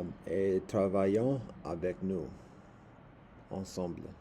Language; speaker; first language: French; non-native, learner; English